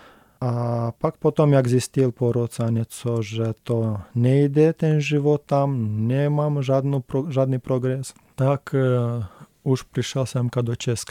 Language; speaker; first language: Czech; non-native, learner; Romanian